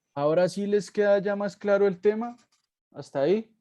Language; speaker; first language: Spanish; native; Spanish